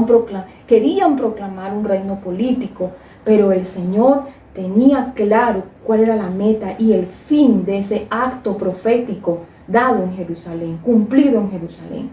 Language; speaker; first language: Spanish; native; Spanish